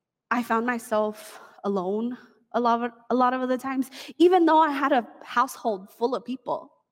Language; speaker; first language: English; early bilingual, other home language; Spanish